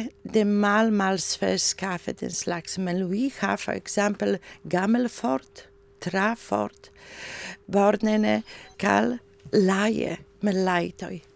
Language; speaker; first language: Danish; non-native, learner; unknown